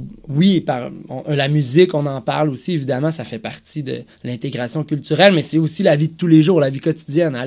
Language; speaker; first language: French; native; French